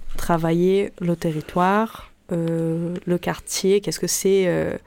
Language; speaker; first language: French; non-native, fluent; Portuguese